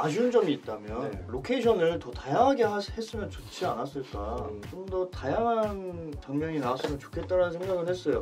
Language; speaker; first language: Korean; native; Korean